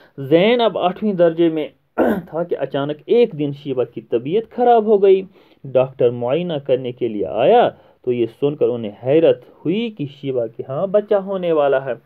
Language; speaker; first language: Urdu; non-native, local second language; Kashmiri